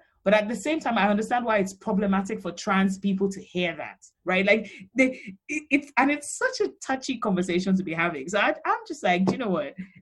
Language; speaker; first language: English; non-native, local second language; Yoruba